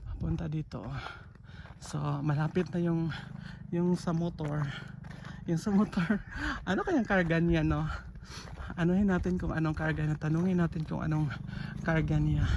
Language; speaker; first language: Filipino; non-native, local second language; Cebuano